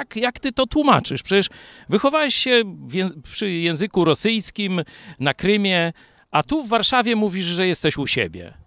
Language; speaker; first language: Polish; native; Polish